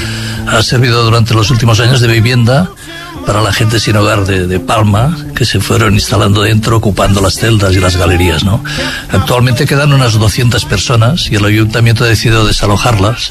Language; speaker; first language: Spanish; native; Spanish